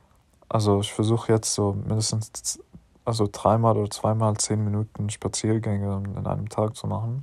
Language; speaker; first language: German; non-native, learner; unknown